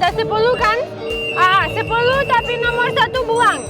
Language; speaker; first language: Indonesian; non-native, learner; Russian